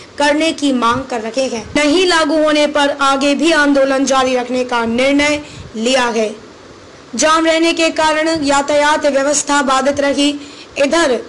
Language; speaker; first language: Hindi; native; Hindi